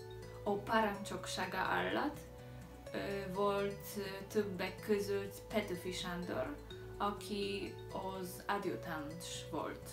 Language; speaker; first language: Hungarian; non-native, learner; Polish